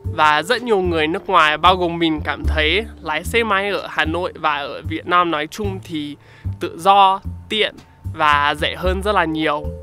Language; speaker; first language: Vietnamese; non-native, fluent; English